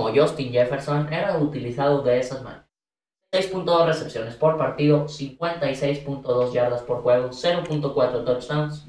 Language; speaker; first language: Spanish; native; Spanish